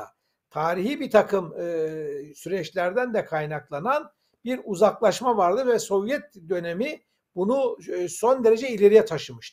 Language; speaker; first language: Turkish; native; Turkish